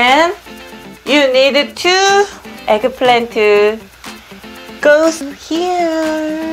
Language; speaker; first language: English; non-native, learner; Korean